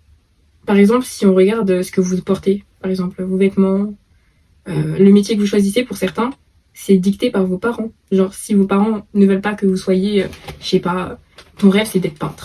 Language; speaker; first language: French; native; French